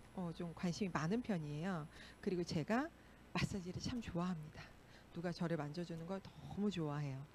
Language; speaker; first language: Korean; native; Korean